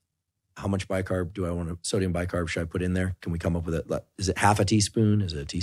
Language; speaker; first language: English; native; English